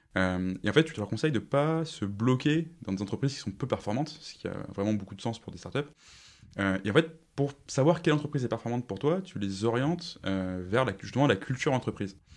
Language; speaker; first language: French; native; French